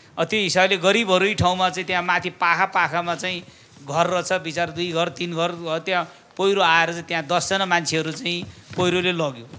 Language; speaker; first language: Nepali; non-native, local second language; Eastern Tamang